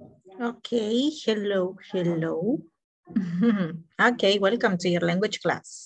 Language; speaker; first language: English; non-native, learner; Spanish